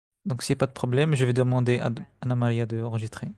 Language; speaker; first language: French; non-native, fluent; Spanish